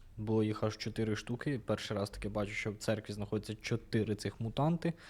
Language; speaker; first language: Ukrainian; non-native, local second language; Russian